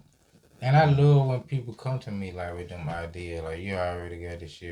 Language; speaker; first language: English; native; English